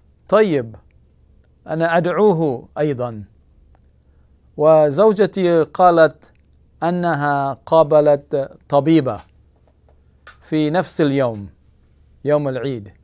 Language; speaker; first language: Arabic; non-native, fluent; English